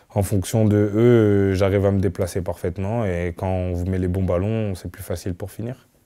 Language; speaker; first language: French; native; French